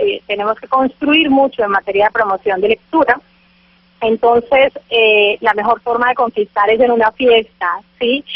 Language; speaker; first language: Spanish; native; Spanish